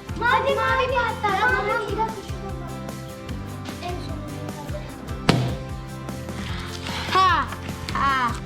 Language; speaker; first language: Turkish; early bilingual, heritage; Turkish